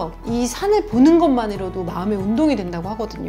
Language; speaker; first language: Korean; native; Korean